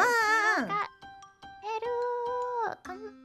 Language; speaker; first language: Japanese; non-native, learner; English